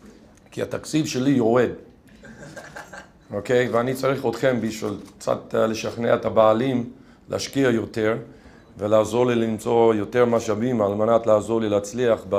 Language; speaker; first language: Hebrew; non-native, fluent; English